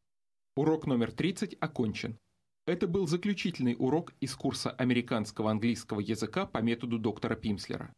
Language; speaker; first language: Russian; native; Russian